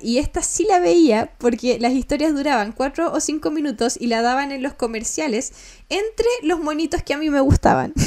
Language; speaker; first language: Spanish; native; Spanish